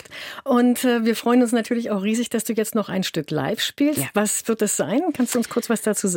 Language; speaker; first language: German; native; German